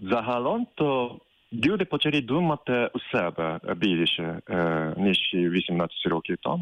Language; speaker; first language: Ukrainian; non-native, fluent; Japanese